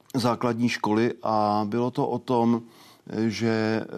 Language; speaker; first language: Czech; native; Czech